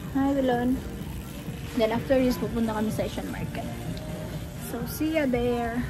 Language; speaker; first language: Filipino; non-native, local second language; Cebuano